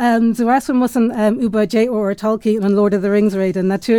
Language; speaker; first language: German; non-native, fluent; English